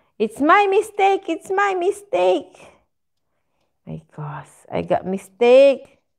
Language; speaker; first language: English; non-native, learner; Filipino